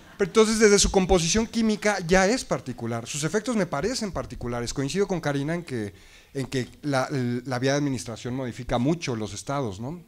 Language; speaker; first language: Spanish; native; Spanish